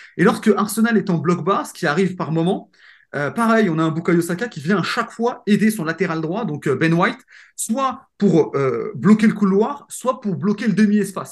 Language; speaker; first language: French; native; French